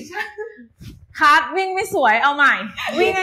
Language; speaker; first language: Chinese; non-native, learner; Thai